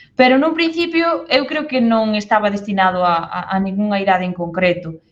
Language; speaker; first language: Galician; native; Galician